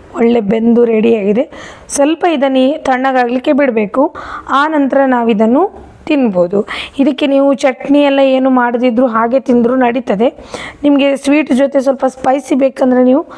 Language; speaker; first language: Kannada; non-native, local second language; Konkani